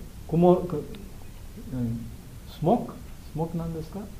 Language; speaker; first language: Japanese; non-native, learner; Bangla